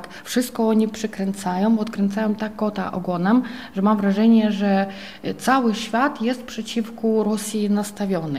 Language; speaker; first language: Polish; non-native, fluent; Ukrainian